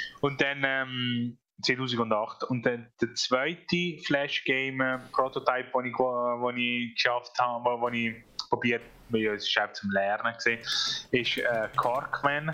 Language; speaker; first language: German; non-native, fluent; Italian